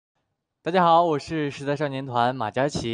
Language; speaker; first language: Chinese; native; Chinese